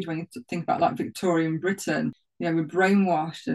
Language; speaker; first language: English; native; English